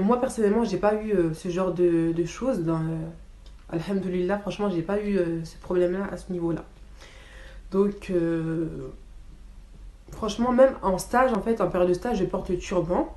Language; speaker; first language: French; early bilingual, other home language; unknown